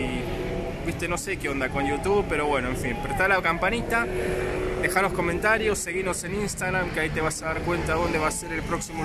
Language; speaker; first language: Spanish; native; Spanish